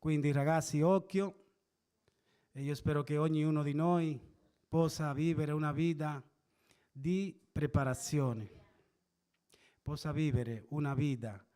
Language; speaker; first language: Italian; non-native, fluent; Spanish